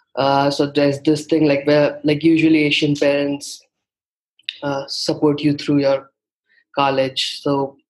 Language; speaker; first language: English; non-native, local second language; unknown